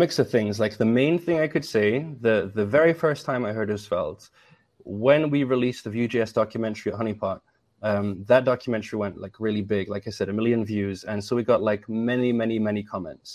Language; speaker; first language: English; native; English